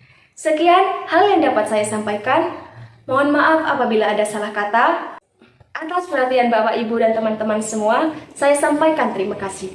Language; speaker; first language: Indonesian; native; Indonesian